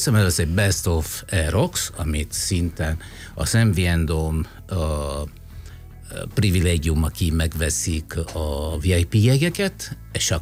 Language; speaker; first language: Hungarian; non-native, fluent; Italian